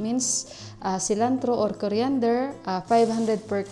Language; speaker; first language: English; non-native, local second language; Filipino